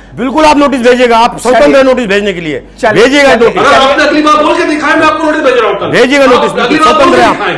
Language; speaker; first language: Hindi; native; Hindi